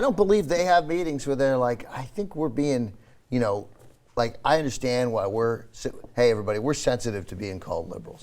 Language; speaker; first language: English; native; English